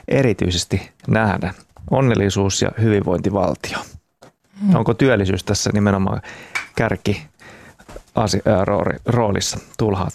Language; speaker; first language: Finnish; native; Finnish